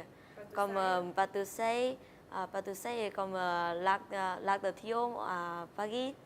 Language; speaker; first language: French; non-native, learner; Vietnamese